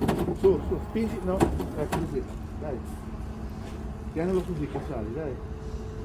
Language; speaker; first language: Italian; native; Italian